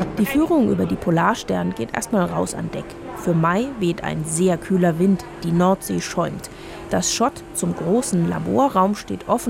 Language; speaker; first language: German; native; German